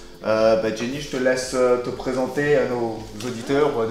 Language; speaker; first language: French; native; French